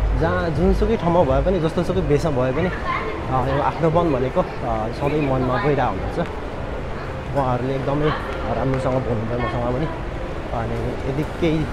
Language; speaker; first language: Nepali; non-native, local second language; Sherpa